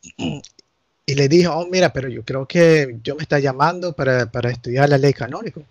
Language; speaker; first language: Spanish; early bilingual, heritage; Spanish